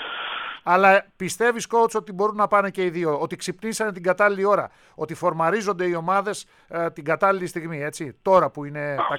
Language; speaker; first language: Greek; native; Greek